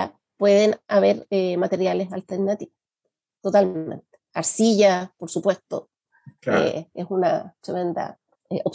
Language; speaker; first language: Spanish; native; Spanish